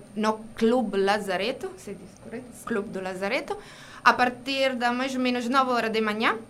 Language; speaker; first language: Portuguese; non-native, learner; Italian